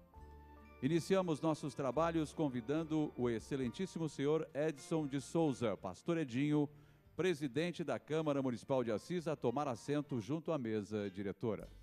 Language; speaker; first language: Portuguese; native; Portuguese